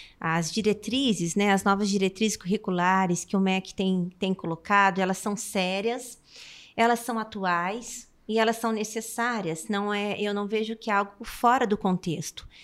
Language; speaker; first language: Portuguese; native; Portuguese